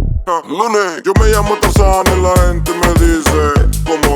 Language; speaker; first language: Spanish; native; Spanish